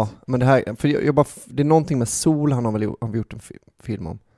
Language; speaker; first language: Swedish; native; Swedish